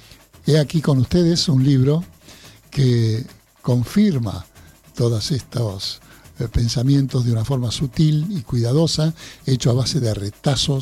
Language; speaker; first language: Spanish; native; Spanish